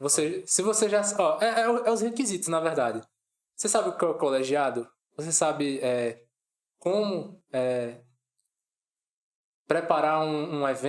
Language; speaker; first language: Portuguese; native; Portuguese